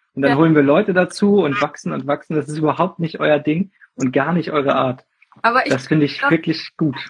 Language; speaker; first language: German; non-native, fluent; Czech